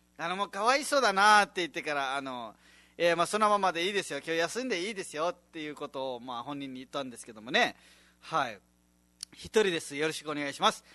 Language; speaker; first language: Japanese; non-native, fluent; Nepali